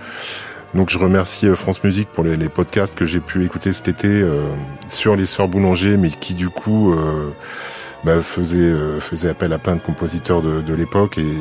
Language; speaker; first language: French; native; French